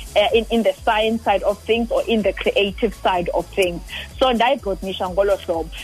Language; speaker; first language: English; non-native, local second language; Xhosa